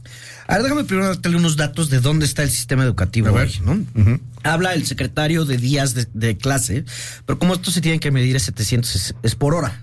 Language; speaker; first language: Spanish; native; Spanish